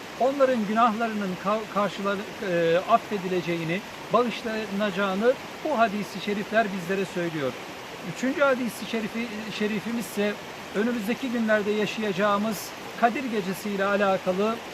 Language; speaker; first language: Turkish; native; Turkish